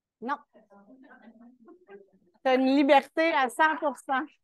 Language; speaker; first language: French; native; French